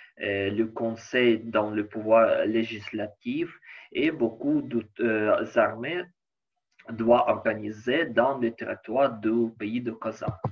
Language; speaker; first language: French; non-native, learner; Ukrainian